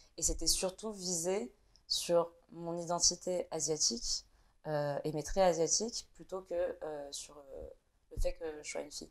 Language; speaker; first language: French; early bilingual, other home language; Vietnamese